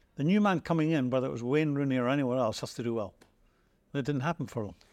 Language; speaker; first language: English; native; English